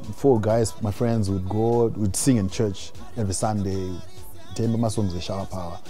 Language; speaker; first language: English; non-native, local second language; Shona